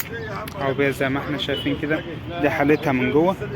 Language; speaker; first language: Arabic; native; Arabic